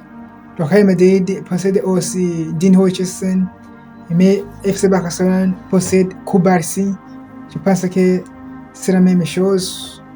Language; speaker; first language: French; non-native, local second language; Kinyarwanda